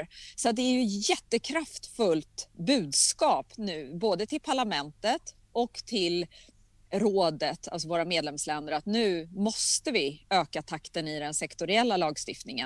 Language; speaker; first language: Swedish; native; Swedish